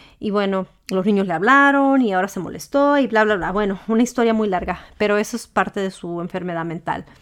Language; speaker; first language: Spanish; early bilingual, heritage; Spanish